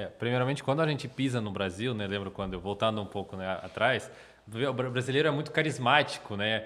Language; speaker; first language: Portuguese; non-native, fluent; Russian